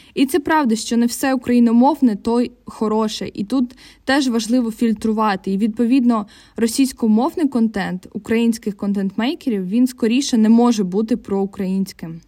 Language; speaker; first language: Ukrainian; non-native, local second language; Russian